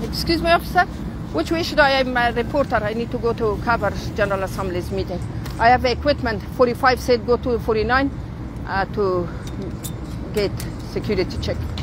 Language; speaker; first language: English; non-native, learner; Persian